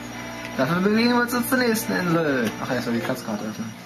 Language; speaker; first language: German; native; German